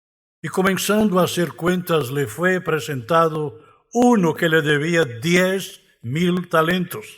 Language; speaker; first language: Spanish; non-native, fluent; Portuguese